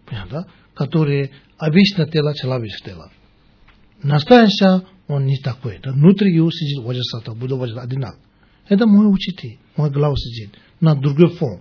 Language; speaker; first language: Russian; non-native, learner; Tibetan